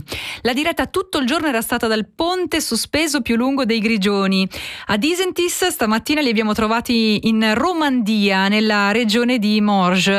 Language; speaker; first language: Italian; native; Italian